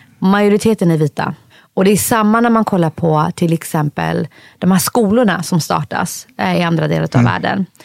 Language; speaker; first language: Swedish; early bilingual, other home language; Somali